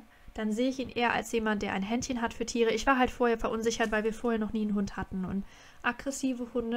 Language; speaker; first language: German; native; German